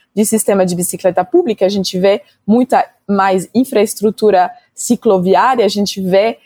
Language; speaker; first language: Portuguese; non-native, fluent; French